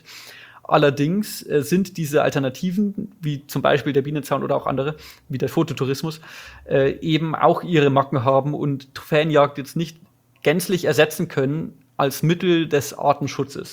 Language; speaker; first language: German; native; German